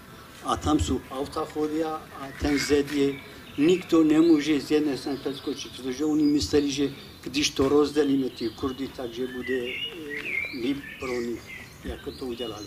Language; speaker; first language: Czech; non-native, fluent; Kurdish